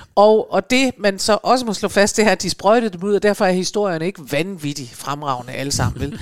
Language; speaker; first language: Danish; native; Danish